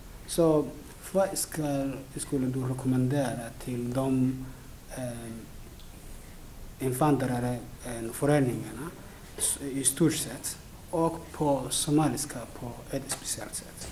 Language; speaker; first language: Swedish; non-native, fluent; Somali